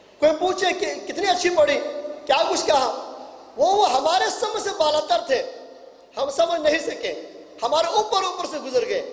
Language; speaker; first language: Urdu; non-native, local second language; Punjabi